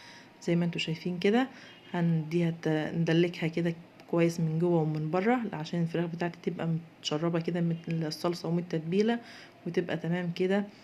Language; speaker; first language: Arabic; native; Arabic